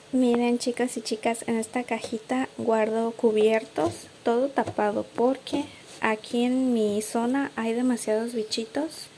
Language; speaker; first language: Spanish; native; Spanish